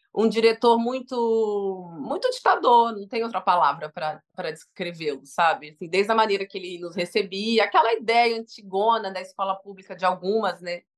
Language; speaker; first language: Portuguese; native; Portuguese